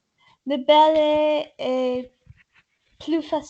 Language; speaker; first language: French; non-native, learner; English